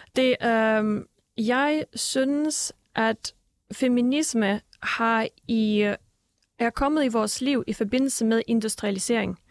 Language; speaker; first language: Danish; early bilingual, other home language; Russian